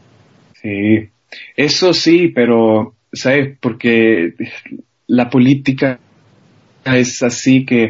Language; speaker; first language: Spanish; non-native, fluent; German